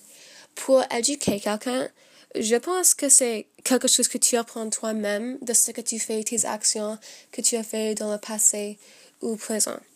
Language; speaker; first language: French; non-native, fluent; English